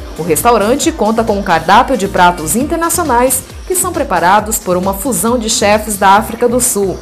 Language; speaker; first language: Portuguese; native; Portuguese